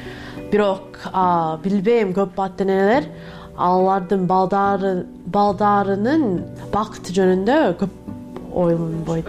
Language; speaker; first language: Kyrgyz; non-native, learner; English